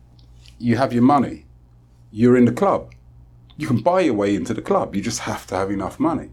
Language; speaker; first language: English; native; English